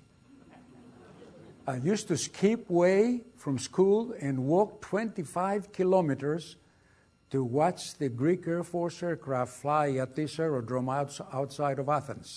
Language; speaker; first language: English; non-native, fluent; Greek